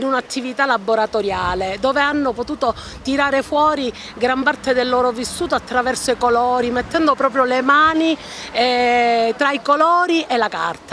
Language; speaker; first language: Italian; native; Italian